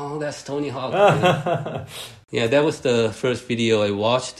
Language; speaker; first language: English; early bilingual, other home language; Japanese